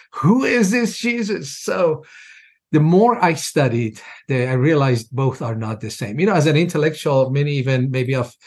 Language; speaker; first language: English; non-native, fluent; Persian